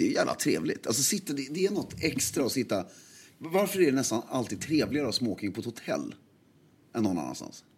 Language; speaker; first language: Swedish; native; Swedish